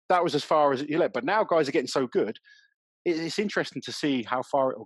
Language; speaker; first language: English; native; English